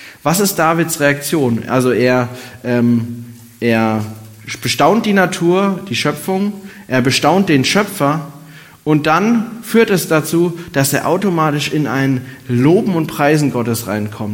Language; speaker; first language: German; native; German